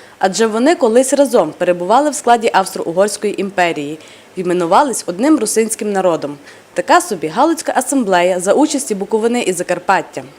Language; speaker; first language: Ukrainian; native; Ukrainian